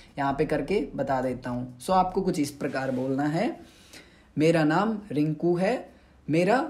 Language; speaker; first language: Hindi; native; Hindi